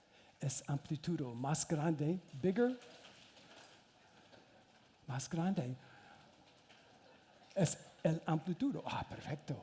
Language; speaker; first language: Spanish; non-native, learner; English